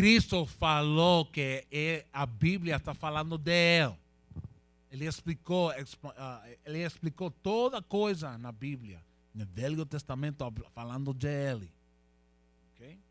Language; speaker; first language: Portuguese; non-native, learner; Spanish